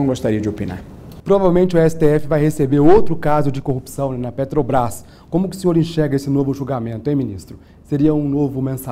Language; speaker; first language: Portuguese; native; Portuguese